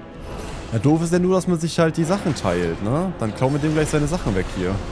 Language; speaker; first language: German; native; German